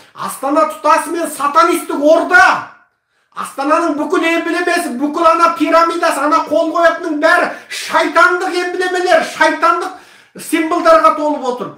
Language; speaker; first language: Kazakh; early bilingual, heritage; Kazakh